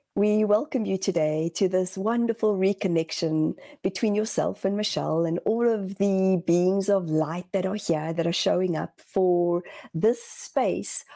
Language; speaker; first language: English; native; English